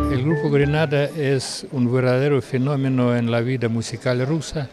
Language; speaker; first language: Spanish; non-native, fluent; Russian